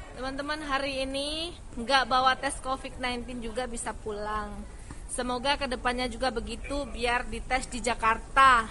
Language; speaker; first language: Indonesian; non-native, local second language; Javanese